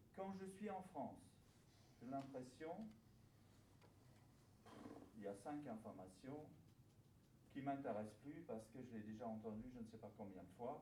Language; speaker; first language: French; non-native, fluent; German